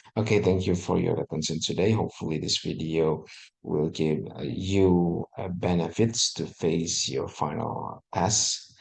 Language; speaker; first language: English; non-native, fluent; Indonesian